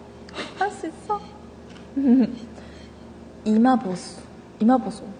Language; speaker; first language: Korean; non-native, learner; Japanese